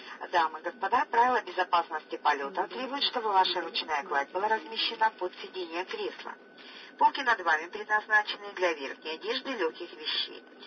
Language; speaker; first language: Russian; native; Russian